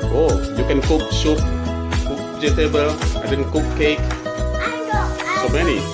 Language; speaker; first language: English; non-native, learner; Indonesian